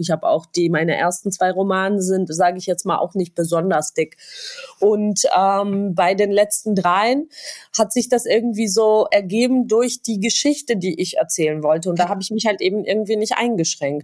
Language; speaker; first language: German; non-native, fluent; Georgian